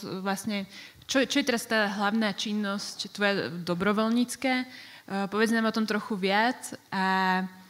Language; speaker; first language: Slovak; native; Slovak